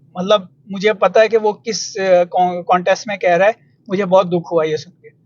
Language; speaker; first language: Urdu; native; Urdu